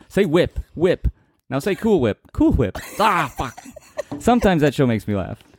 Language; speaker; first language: English; native; English